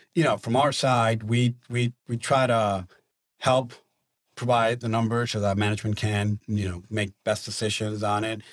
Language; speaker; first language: English; non-native, fluent; Spanish